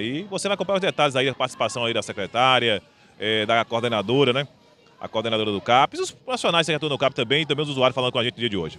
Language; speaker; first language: Portuguese; native; Portuguese